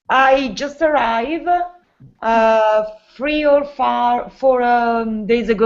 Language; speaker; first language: English; non-native, learner; Italian